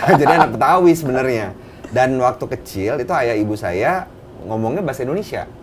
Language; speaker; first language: Indonesian; native; Indonesian